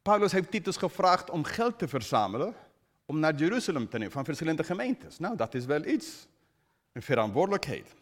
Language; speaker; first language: Dutch; non-native, fluent; English